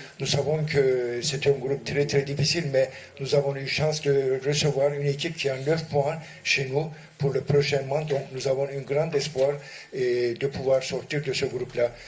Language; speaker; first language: French; non-native, fluent; Turkish